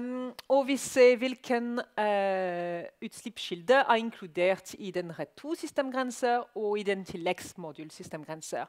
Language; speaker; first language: Norwegian; non-native, learner; French